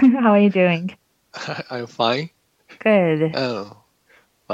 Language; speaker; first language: English; non-native, fluent; Japanese